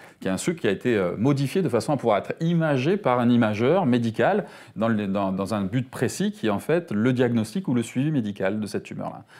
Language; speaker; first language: French; native; French